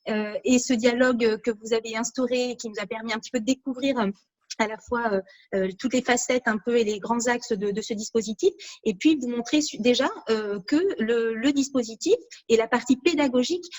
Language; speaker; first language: French; native; French